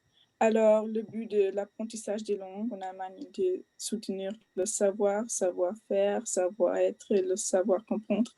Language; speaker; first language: French; non-native, fluent; German